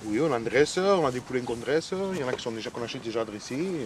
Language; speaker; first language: French; native; French